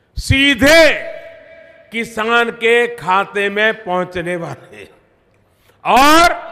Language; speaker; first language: Hindi; non-native, local second language; Gujarati